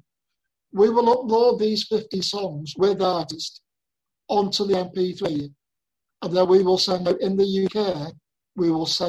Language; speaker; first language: English; native; English